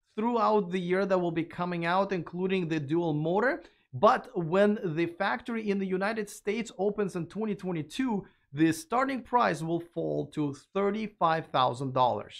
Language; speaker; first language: English; non-native, fluent; Russian